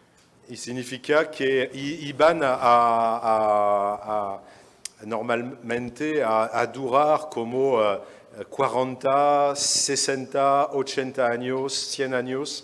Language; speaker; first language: Spanish; non-native, fluent; French